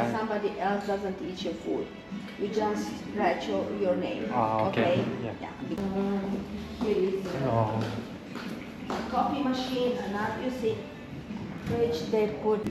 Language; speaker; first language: English; non-native, learner; Croatian